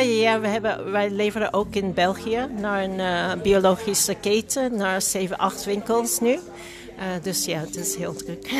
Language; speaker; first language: Dutch; non-native, fluent; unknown